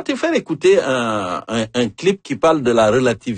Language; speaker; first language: French; native; French